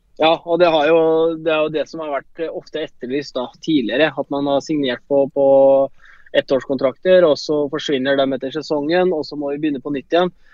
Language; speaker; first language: Norwegian; native; Norwegian